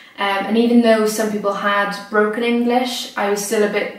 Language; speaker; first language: English; native; English